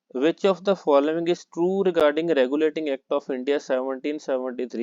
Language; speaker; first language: English; non-native, local second language; Punjabi